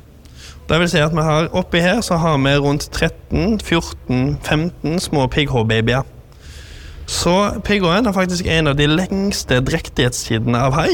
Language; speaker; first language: Norwegian; native; Norwegian